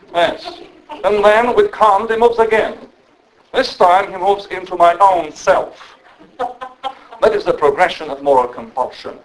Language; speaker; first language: English; non-native, fluent; Romanian